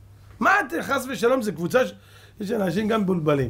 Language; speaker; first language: Hebrew; native; Hebrew